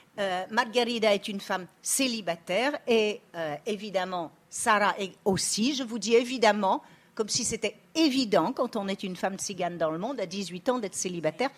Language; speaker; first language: French; native; French